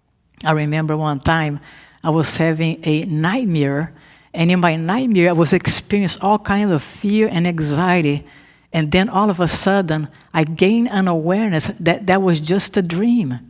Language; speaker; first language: English; non-native, fluent; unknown